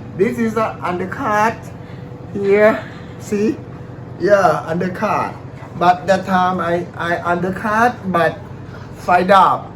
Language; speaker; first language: English; non-native, learner; Thai